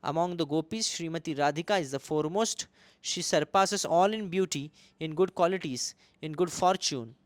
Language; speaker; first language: English; non-native, local second language; Hindi